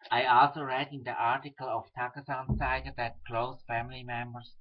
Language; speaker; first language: English; non-native, fluent; Swiss German